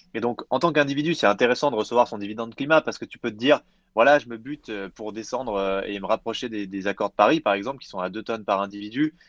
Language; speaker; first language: French; native; French